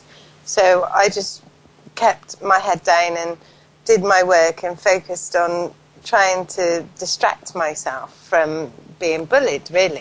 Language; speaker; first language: English; native; English